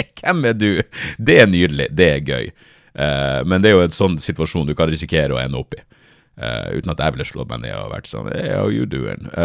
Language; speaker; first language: Norwegian; native; Norwegian